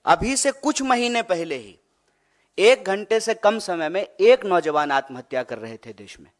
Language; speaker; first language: Hindi; native; Hindi